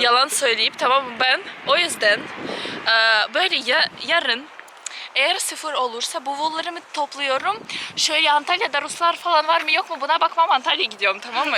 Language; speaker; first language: Turkish; non-native, fluent; Russian